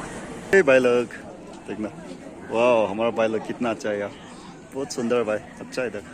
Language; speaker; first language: Hindi; non-native, local second language; Tangkhul Naga (India)